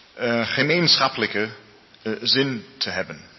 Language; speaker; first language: Dutch; non-native, learner; Spanish